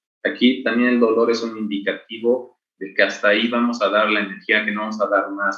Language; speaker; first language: Spanish; native; Spanish